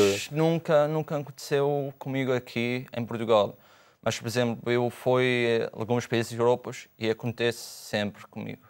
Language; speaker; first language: Portuguese; non-native, fluent; Arabic